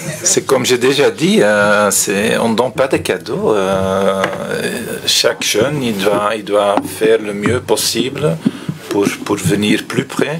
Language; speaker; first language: French; non-native, fluent; Dutch